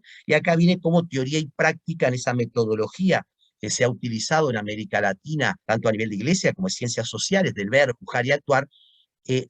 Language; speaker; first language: Spanish; native; Spanish